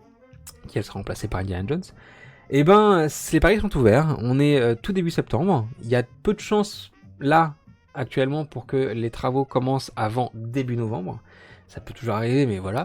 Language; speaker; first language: French; native; French